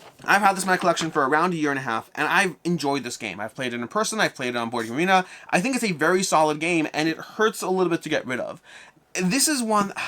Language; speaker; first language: English; native; English